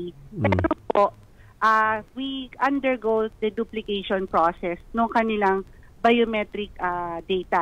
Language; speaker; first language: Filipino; native; Filipino